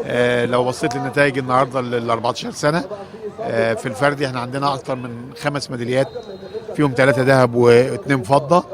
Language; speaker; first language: Arabic; native; Arabic